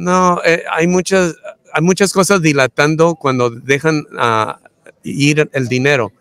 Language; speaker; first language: Spanish; early bilingual, heritage; Spanish